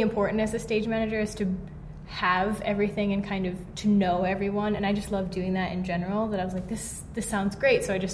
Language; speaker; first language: English; native; English